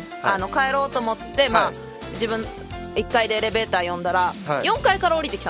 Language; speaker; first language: Japanese; native; Japanese